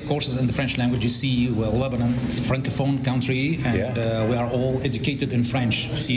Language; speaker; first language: English; non-native, learner; Arabic